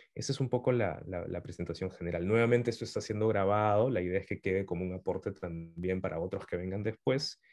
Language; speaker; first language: Spanish; native; Spanish